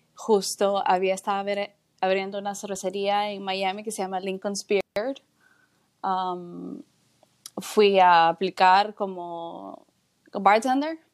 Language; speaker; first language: Spanish; native; Spanish